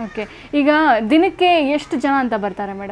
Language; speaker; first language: Kannada; native; Kannada